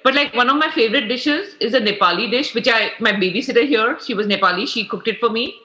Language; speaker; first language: English; non-native, local second language; Hindi